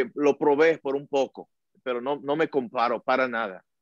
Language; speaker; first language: Spanish; early bilingual, heritage; Spanish